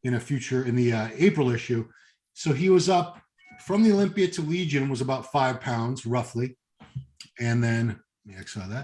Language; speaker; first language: English; native; English